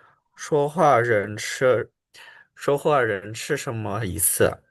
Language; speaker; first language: Chinese; non-native, learner; Indonesian